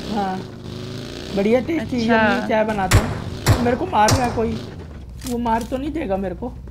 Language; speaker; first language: Hindi; native; Hindi